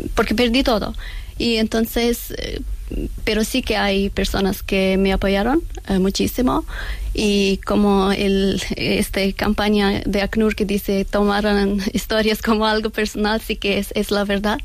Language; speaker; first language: Spanish; non-native, learner; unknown